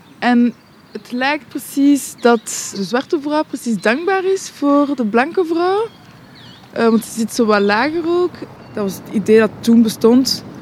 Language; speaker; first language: Dutch; non-native, local second language; French